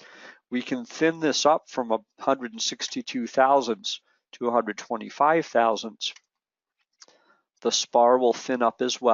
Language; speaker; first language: English; native; English